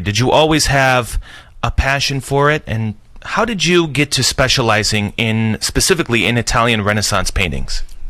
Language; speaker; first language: English; native; English